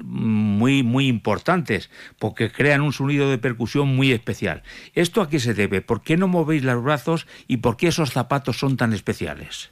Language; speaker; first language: Spanish; native; Spanish